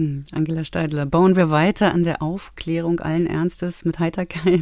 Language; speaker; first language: German; native; German